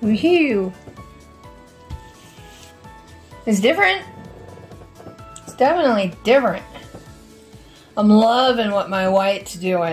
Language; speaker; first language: English; native; English